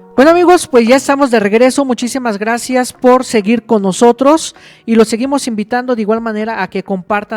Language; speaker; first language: Spanish; native; Spanish